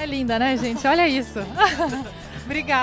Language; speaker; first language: Portuguese; native; Portuguese